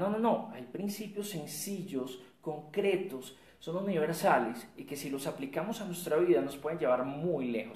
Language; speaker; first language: Spanish; native; Spanish